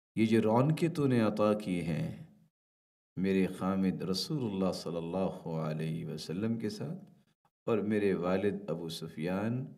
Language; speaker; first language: Urdu; native; Urdu